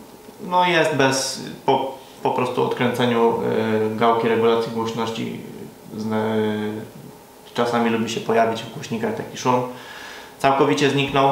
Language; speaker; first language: Polish; native; Polish